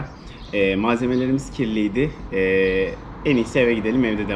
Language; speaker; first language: Turkish; native; Turkish